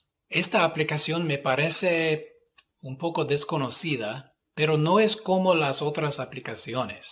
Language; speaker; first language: Spanish; non-native, fluent; English